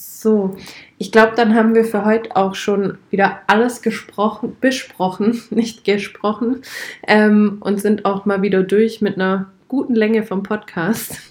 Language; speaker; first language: German; native; German